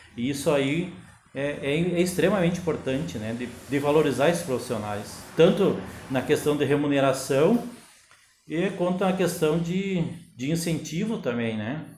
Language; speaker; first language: Portuguese; native; Portuguese